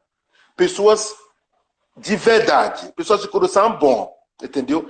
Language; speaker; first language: Portuguese; non-native, learner; Yoruba